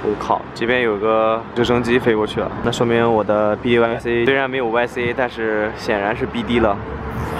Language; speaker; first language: Chinese; native; Chinese